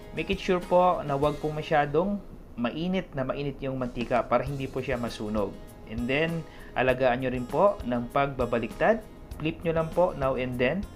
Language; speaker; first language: Filipino; non-native, local second language; Cebuano